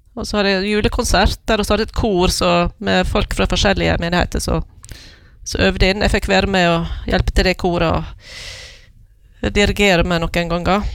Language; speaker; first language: Norwegian; native; Norwegian